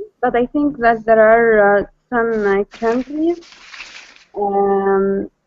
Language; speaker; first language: English; non-native, learner; Arabic